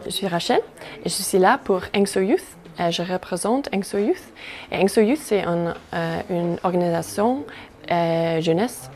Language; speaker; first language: French; non-native, learner; English